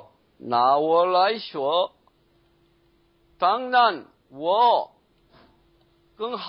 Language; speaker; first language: Chinese; non-native, learner; Korean